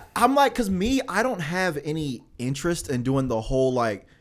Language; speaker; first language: English; native; English